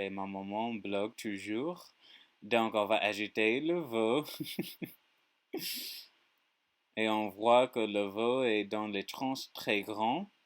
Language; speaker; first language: French; non-native, learner; English